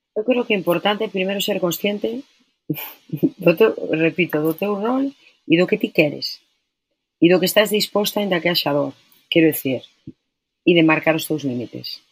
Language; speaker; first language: Galician; non-native, local second language; Spanish